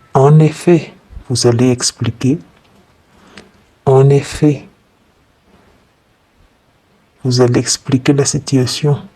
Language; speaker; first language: French; non-native, fluent; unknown